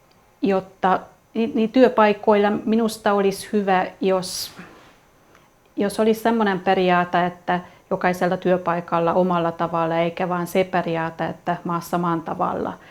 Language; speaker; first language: Finnish; non-native, fluent; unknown